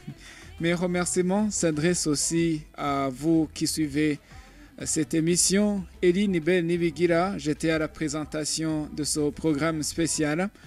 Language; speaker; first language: French; non-native, local second language; Rundi